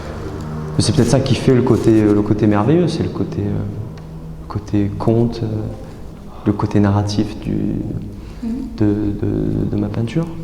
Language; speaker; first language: French; native; French